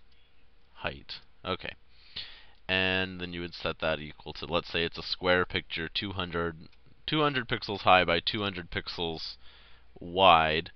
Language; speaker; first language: English; native; English